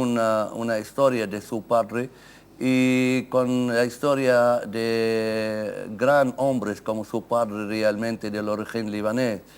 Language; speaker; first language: Spanish; non-native, fluent; Arabic